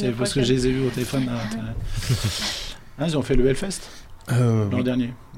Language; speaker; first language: French; native; French